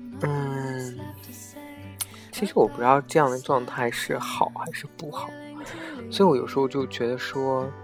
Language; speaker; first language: Chinese; native; Chinese